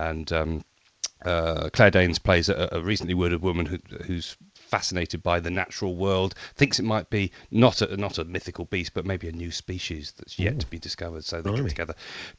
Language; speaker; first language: English; native; English